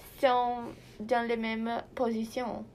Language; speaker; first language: French; non-native, learner; Portuguese